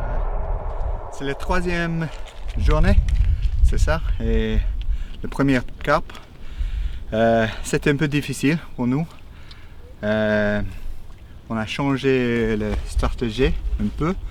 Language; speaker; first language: French; non-native, learner; English